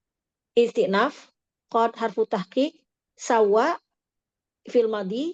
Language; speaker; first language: Arabic; non-native, learner; Indonesian